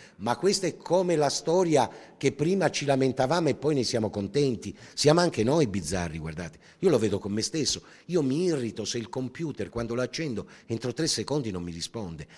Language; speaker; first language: Italian; native; Italian